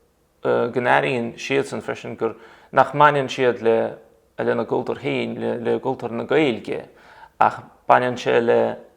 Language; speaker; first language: Irish; non-native, fluent; Russian